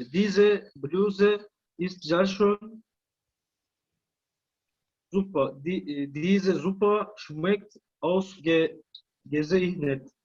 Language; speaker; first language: German; non-native, learner; Turkish